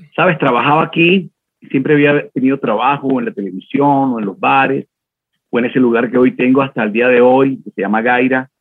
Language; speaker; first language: Spanish; native; Spanish